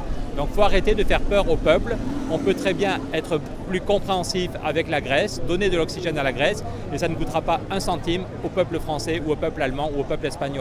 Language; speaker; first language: French; native; French